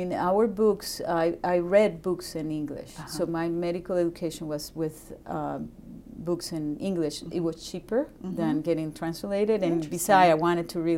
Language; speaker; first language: English; non-native, fluent; Spanish